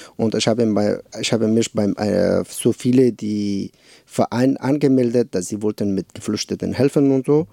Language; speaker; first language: German; non-native, learner; Persian